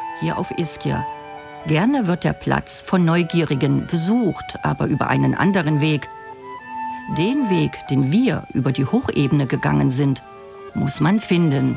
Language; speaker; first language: German; native; German